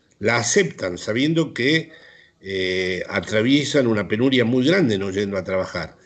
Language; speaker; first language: Spanish; native; Spanish